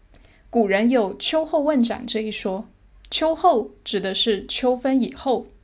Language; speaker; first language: Chinese; native; Chinese